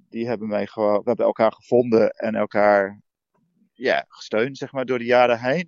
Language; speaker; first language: Dutch; early bilingual, heritage; Dutch